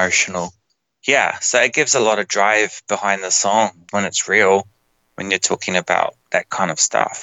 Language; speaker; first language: English; native; English